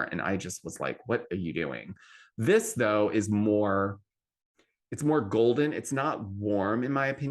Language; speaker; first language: English; native; English